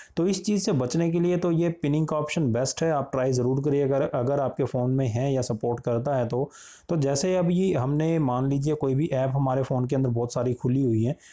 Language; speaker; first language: Hindi; native; Hindi